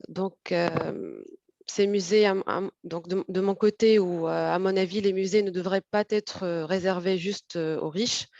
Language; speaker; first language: French; non-native, fluent; Arabic